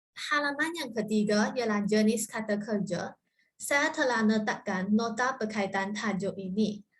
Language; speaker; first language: Malay; non-native, local second language; Chinese